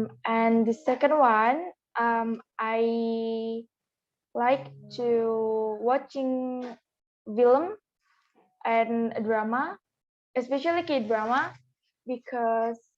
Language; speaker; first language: English; non-native, learner; Indonesian